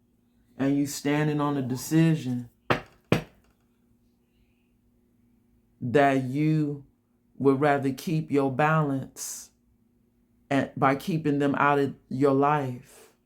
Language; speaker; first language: English; native; English